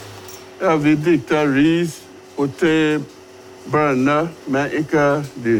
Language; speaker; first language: Norwegian; non-native, learner; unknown